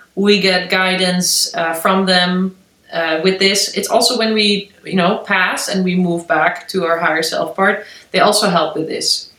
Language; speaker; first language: English; non-native, fluent; Dutch